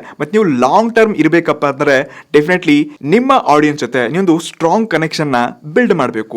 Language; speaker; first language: Kannada; native; Kannada